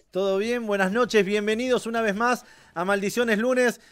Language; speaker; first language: Spanish; native; Spanish